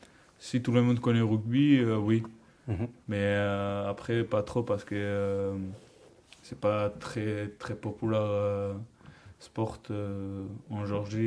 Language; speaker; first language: French; non-native, learner; Georgian